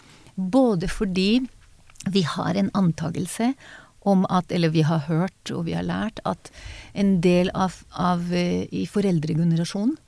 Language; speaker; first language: Norwegian; non-native, fluent; Hebrew